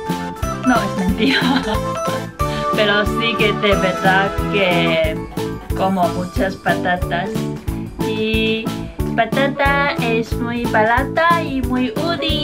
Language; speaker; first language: Spanish; non-native, fluent; Chinese